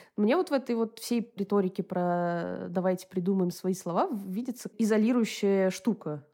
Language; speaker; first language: Russian; native; Russian